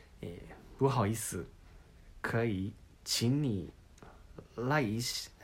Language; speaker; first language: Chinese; non-native, learner; Japanese